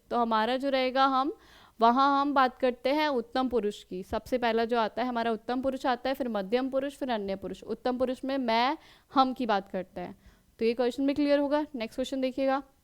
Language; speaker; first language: Hindi; native; Hindi